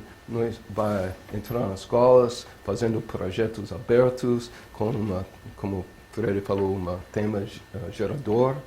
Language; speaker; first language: Portuguese; non-native, learner; English